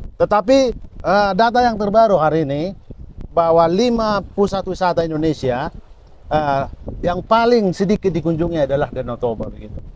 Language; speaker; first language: Indonesian; native; Indonesian